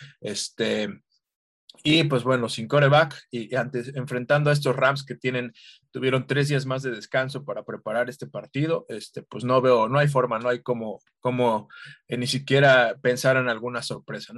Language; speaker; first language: Spanish; native; Spanish